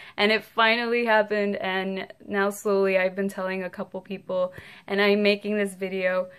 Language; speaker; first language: English; early bilingual, other home language; Spanish